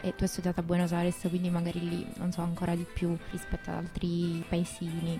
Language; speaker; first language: Italian; native; Italian